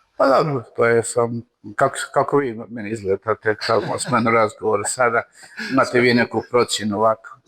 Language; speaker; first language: Croatian; native; Croatian